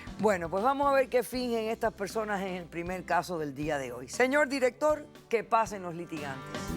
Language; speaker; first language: Spanish; native; Spanish